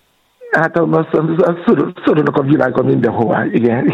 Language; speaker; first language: Hungarian; non-native, fluent; Yoruba